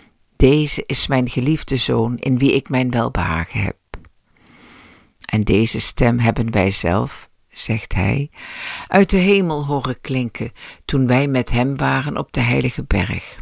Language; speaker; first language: Dutch; native; Dutch